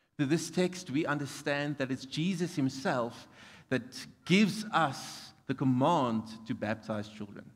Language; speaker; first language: English; non-native, local second language; Afrikaans